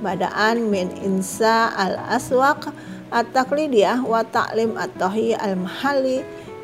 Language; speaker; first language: Arabic; non-native, fluent; Indonesian